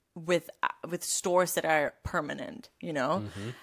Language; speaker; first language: English; non-native, fluent; German